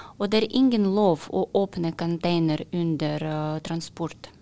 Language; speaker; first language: Norwegian; non-native, learner; Russian